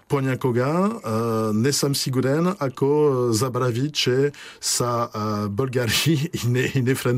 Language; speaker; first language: Bulgarian; non-native, learner; French